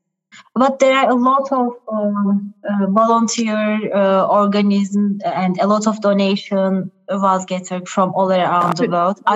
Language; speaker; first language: English; non-native, fluent; Turkish